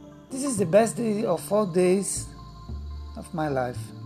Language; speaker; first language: English; non-native, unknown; Portuguese